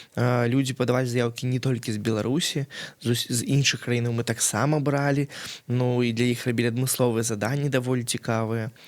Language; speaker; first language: Belarusian; non-native, local second language; Russian